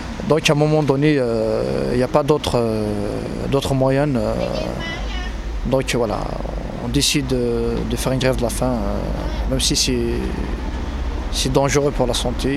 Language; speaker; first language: French; non-native, local second language; Arabic